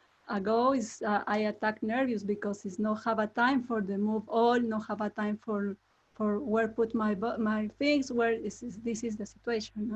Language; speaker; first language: English; non-native, learner; Spanish